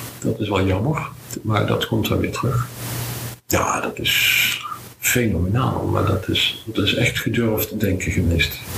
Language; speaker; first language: Dutch; native; Dutch